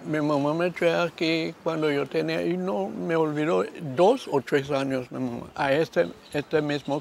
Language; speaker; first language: Spanish; non-native, local second language; English